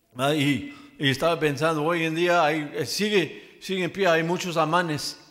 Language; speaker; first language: Spanish; early bilingual, heritage; Spanish